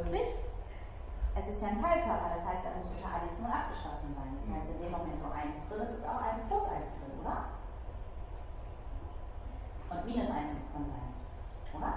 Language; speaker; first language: German; native; German